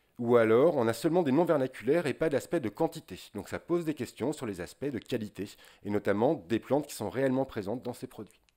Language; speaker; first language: French; native; French